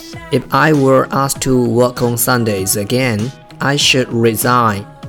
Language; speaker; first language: English; non-native, fluent; Chinese